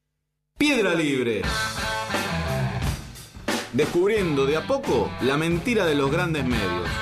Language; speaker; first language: Spanish; native; Spanish